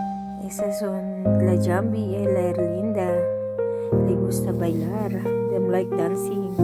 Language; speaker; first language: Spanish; non-native, learner; Filipino